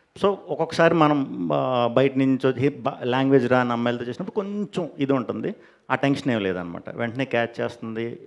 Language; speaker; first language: Telugu; native; Telugu